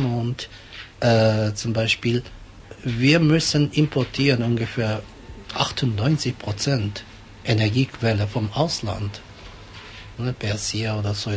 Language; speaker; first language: German; non-native, fluent; Japanese